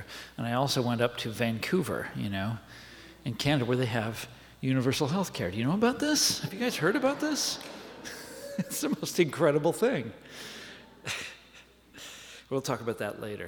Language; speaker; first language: English; native; English